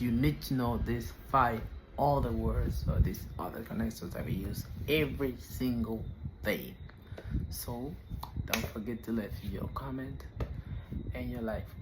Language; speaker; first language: English; non-native, fluent; Spanish